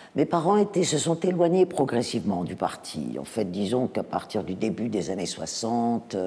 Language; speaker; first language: French; native; French